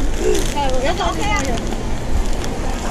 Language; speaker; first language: Chinese; non-native, learner; Japanese